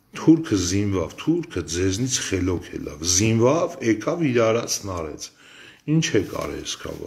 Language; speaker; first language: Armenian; native; Armenian